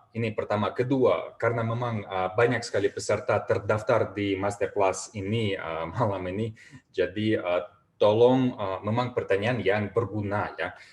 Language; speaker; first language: Indonesian; non-native, fluent; Russian